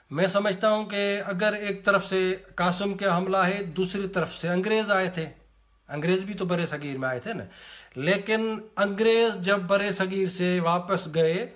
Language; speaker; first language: Urdu; non-native, local second language; Sindhi